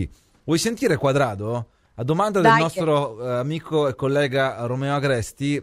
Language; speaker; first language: Italian; native; Italian